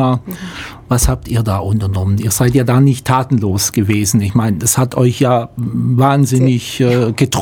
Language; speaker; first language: German; native; German